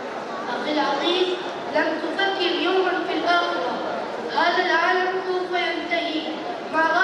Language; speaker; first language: Arabic; non-native, learner; Urdu